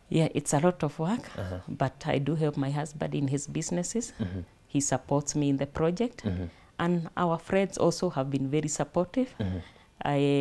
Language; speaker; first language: English; non-native, local second language; Kikuyu